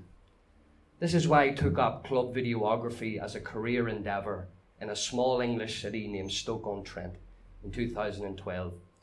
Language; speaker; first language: English; native; English